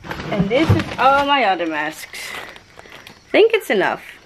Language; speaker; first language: English; non-native, fluent; Dutch